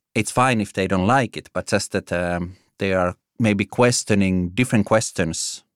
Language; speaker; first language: English; non-native, fluent; Finnish